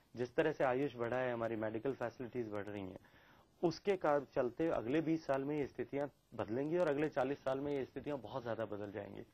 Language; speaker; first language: Hindi; native; Hindi